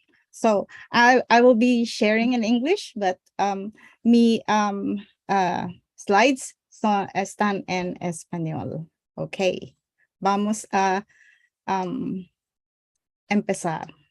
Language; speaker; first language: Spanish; non-native, learner; English